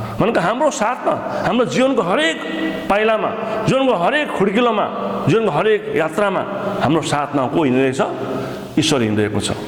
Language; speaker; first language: Nepali; native; Nepali